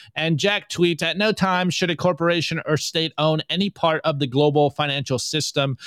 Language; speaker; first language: English; native; English